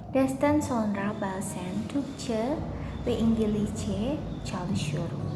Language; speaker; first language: Turkish; non-native, learner; Indonesian